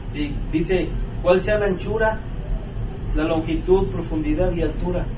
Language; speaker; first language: Spanish; native; Spanish